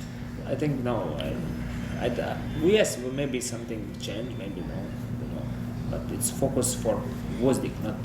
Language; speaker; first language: English; non-native, learner; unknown